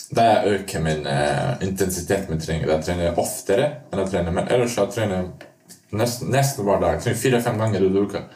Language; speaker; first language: Norwegian; non-native, fluent; Bosnian